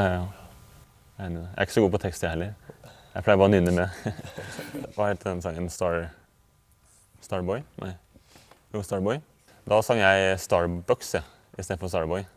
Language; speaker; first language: Norwegian; native; Norwegian